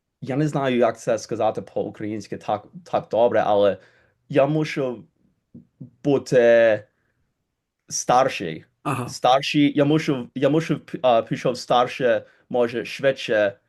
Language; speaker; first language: Ukrainian; early bilingual, heritage; Ukrainian